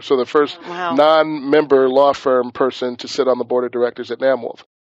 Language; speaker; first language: English; native; English